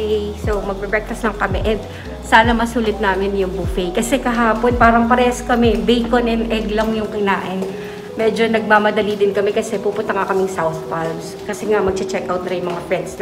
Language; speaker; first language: Filipino; native; Filipino